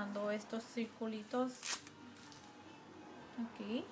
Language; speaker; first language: Spanish; early bilingual, heritage; Spanish